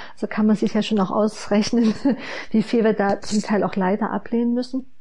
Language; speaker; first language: German; native; German